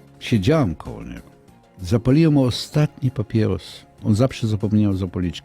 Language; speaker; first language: Polish; non-native, fluent; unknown